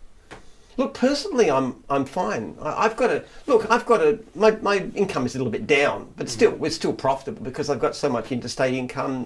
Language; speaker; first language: English; native; English